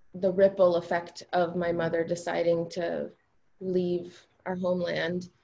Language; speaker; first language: English; early bilingual, other home language; Albanian